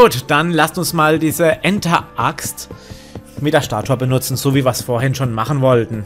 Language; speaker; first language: German; native; German